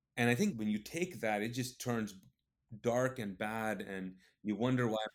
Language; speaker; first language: English; early bilingual, other home language; Urdu